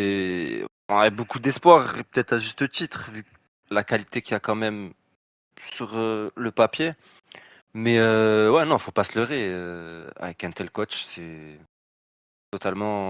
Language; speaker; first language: French; native; French